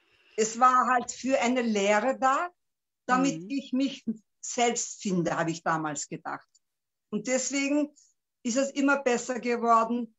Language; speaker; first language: German; non-native, local second language; Turkish